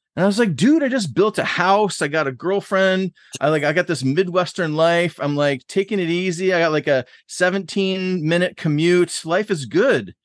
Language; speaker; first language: English; native; English